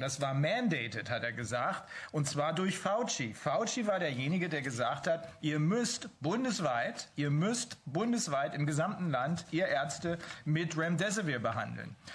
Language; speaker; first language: German; native; German